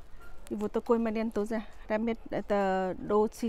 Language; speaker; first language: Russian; non-native, learner; Tajik